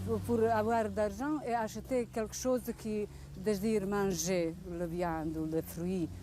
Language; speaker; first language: French; non-native, learner; Bosnian